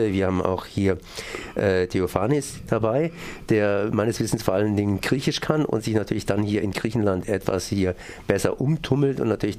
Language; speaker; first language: German; native; German